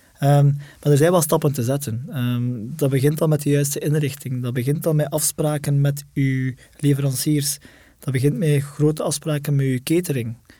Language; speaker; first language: Dutch; native; Dutch